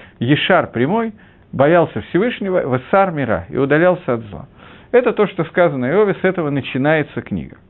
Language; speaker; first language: Russian; early bilingual, heritage; Russian